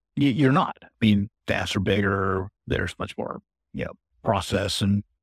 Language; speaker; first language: English; native; English